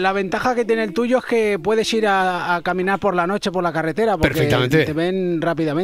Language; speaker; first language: Spanish; native; Spanish